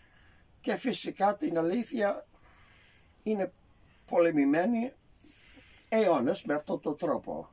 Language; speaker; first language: Greek; early bilingual, heritage; Greek